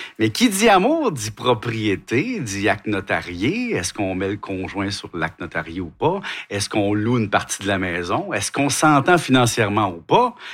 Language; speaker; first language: French; native; French